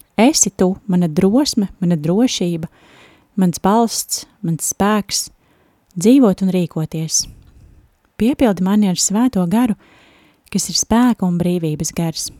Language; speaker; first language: Latvian; native; Latvian